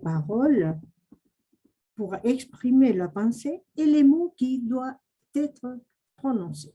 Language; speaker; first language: French; non-native, fluent; Spanish